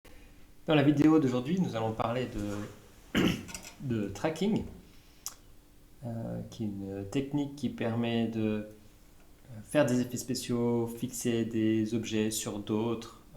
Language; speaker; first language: French; native; French